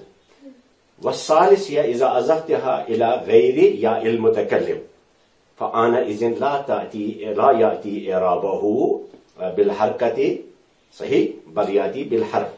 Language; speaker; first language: Arabic; non-native, fluent; Urdu